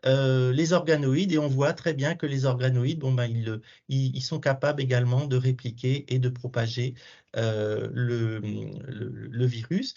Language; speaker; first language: French; native; French